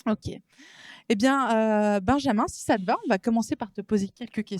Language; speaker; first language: French; native; French